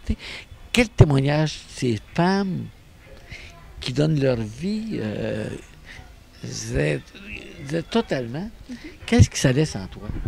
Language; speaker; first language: French; native; French